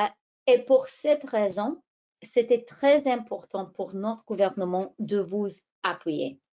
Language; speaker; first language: French; non-native, fluent; English